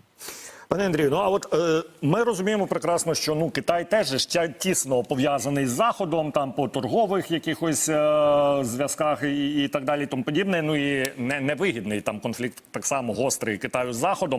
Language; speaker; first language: Ukrainian; native; Ukrainian